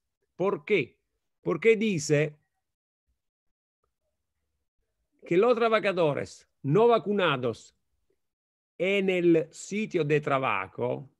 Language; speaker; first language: Spanish; non-native, fluent; Italian